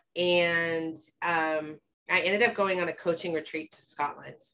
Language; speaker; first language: English; native; English